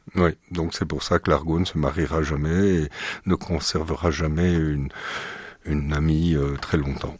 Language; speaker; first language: French; native; French